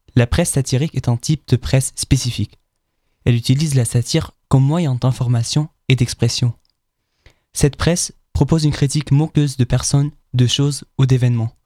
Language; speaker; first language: French; non-native, fluent; German